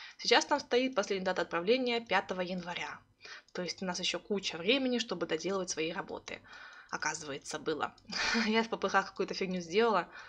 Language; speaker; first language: Russian; early bilingual, heritage; Russian